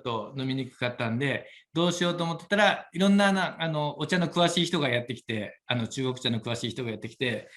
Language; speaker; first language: Japanese; native; Japanese